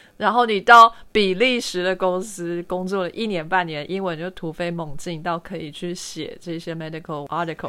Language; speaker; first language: Chinese; native; Chinese